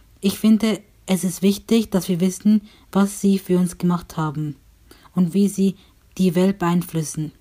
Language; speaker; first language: German; native; German